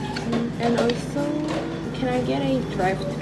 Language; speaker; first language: English; non-native, learner; Korean